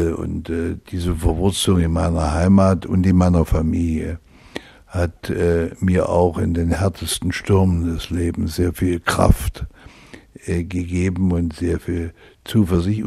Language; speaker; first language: German; native; German